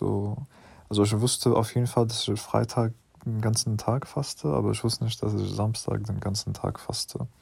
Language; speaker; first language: German; non-native, learner; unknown